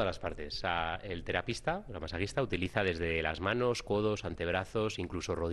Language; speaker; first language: Spanish; native; Spanish